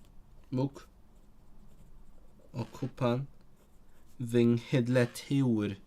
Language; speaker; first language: Welsh; non-native, learner; Cantonese